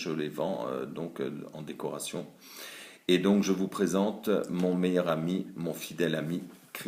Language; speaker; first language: French; native; French